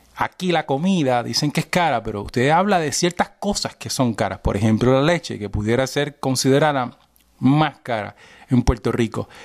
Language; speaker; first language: Spanish; early bilingual, heritage; Spanish